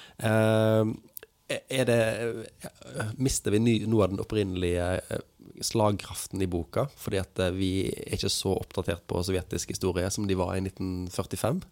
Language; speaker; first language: Norwegian; native; Norwegian